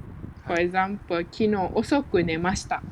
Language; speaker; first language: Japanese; non-native, fluent; Malay